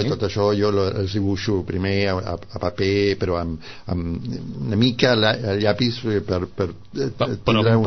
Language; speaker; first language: Catalan; non-native, fluent; Spanish